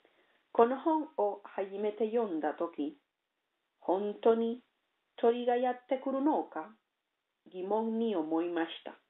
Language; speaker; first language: Japanese; non-native, learner; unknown